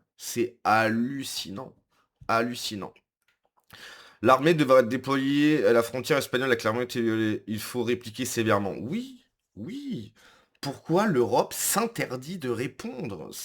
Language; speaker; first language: French; native; French